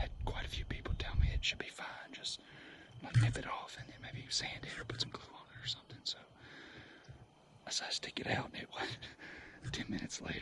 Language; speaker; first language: English; native; English